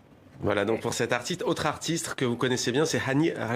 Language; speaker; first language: French; native; French